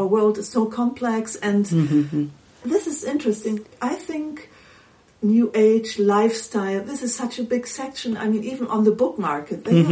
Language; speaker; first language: English; non-native, fluent; German